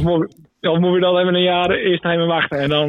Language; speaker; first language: Dutch; native; Dutch